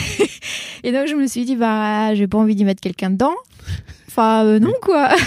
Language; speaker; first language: French; native; French